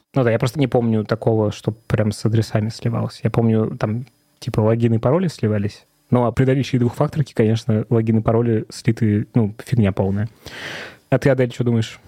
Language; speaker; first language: Russian; native; Russian